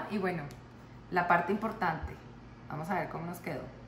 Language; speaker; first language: Spanish; native; Spanish